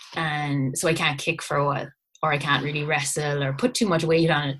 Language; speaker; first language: English; native; English